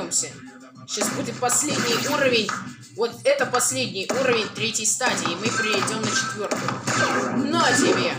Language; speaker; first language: Russian; native; Russian